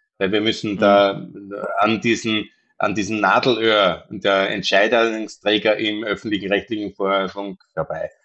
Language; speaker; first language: German; native; German